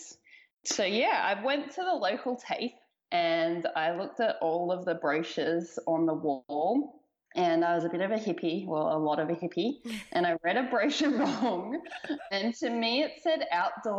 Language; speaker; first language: English; native; English